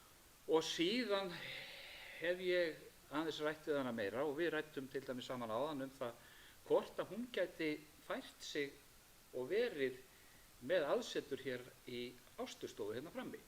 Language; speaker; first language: Icelandic; native; Icelandic